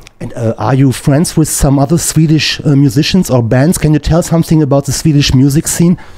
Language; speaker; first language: English; non-native, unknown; German